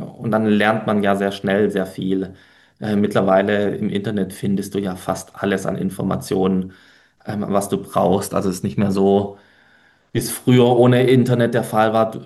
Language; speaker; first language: German; early bilingual, other home language; Polish